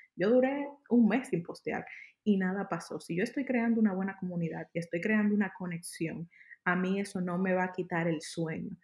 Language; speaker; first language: Spanish; native; Spanish